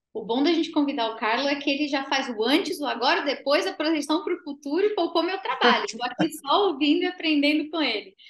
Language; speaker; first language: Portuguese; native; Portuguese